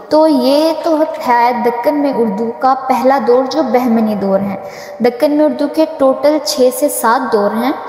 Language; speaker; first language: Urdu; native; Urdu